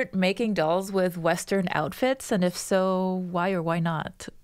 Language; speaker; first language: English; non-native, local second language; Morisyen